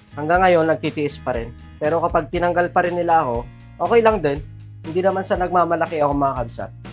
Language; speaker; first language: Filipino; non-native, local second language; Iloko